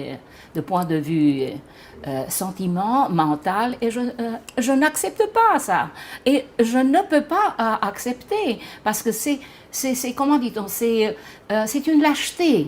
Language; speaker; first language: French; non-native, fluent; Romanian